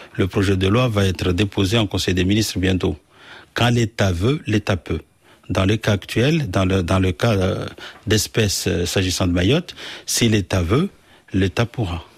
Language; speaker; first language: French; non-native, local second language; Comorian